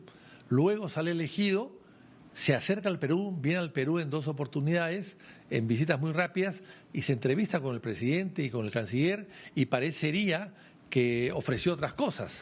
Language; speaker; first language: Spanish; native; Spanish